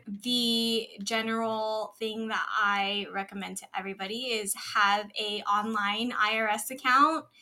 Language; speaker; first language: English; early bilingual, other home language; Filipino